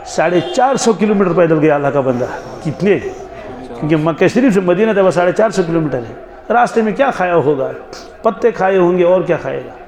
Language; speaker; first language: Urdu; non-native, local second language; Kashmiri